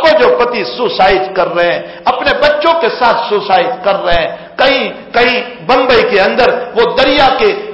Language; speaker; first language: Urdu; non-native, local second language; Gujarati